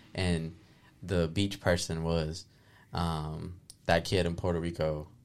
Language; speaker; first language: English; early bilingual, other home language; Spanish